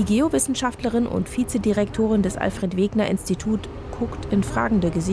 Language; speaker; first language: German; native; German